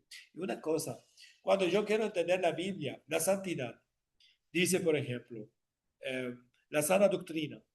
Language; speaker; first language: Spanish; non-native, fluent; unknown